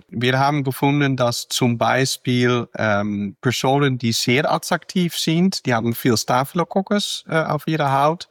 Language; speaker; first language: German; non-native, fluent; Dutch